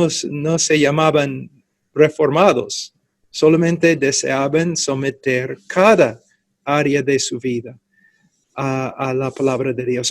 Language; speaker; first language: Spanish; non-native, fluent; English